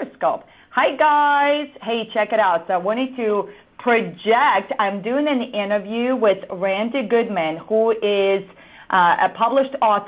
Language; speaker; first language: English; non-native, fluent; Russian